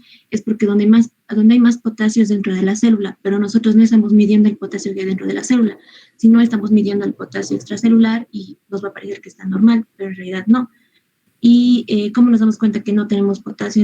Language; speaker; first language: Spanish; native; Spanish